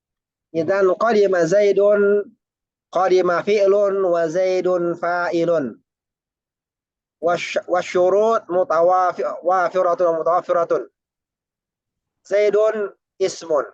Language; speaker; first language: Arabic; non-native, fluent; Indonesian